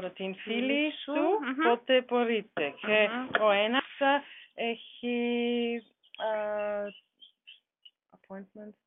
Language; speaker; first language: Greek; non-native, learner; German